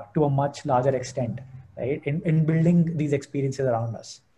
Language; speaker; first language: English; non-native, local second language; Hindi